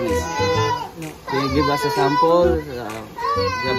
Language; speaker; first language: English; non-native, learner; Filipino